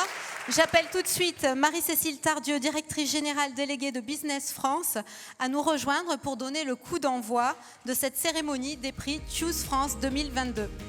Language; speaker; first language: French; native; French